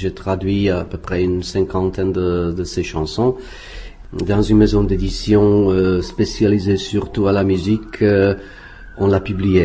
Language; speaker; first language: French; non-native, fluent; Czech